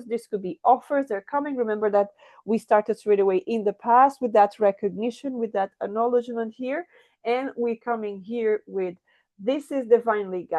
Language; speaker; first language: English; non-native, fluent; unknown